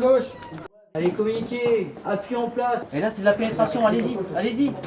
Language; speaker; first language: French; native; French